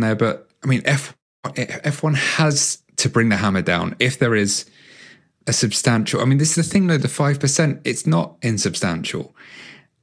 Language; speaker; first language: English; native; English